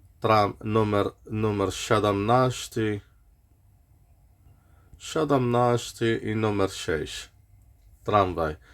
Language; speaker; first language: Polish; non-native, learner; Arabic